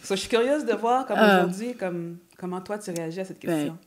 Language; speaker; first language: French; native; French